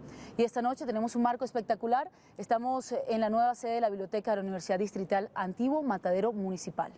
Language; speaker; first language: Spanish; native; Spanish